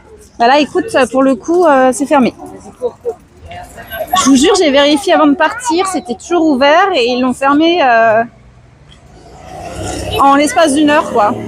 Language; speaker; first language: French; native; French